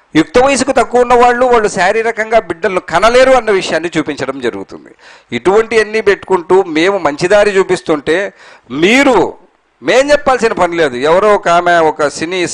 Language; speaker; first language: Telugu; non-native, local second language; Urdu